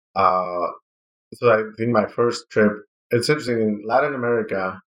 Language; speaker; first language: English; non-native, fluent; Spanish